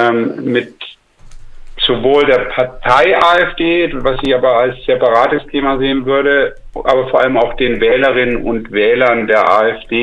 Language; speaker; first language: German; native; German